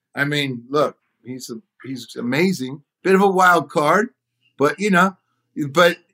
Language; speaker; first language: English; native; English